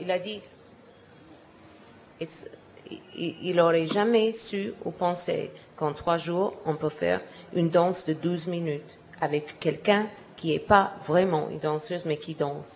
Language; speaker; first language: French; non-native, learner; English